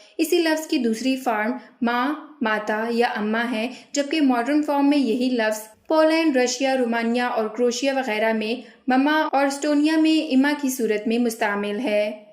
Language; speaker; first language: Urdu; non-native, local second language; Gujari